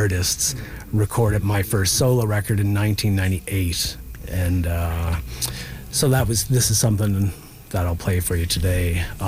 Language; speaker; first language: English; native; English